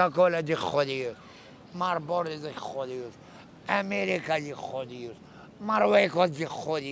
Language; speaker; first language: Spanish; non-native, learner; Arabic